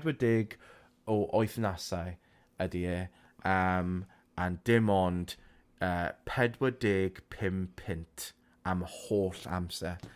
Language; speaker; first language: Welsh; non-native, local second language; English